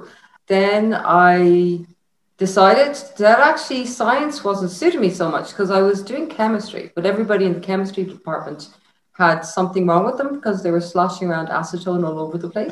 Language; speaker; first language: English; native; English